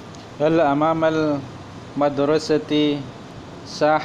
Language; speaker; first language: Arabic; non-native, learner; Indonesian